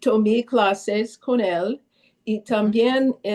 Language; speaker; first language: Spanish; early bilingual, heritage; Spanish